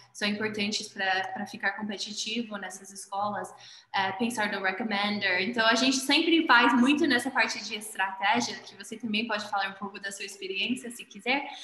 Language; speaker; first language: Portuguese; non-native, fluent; English